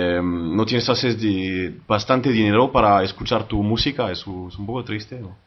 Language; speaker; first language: Spanish; early bilingual, heritage; French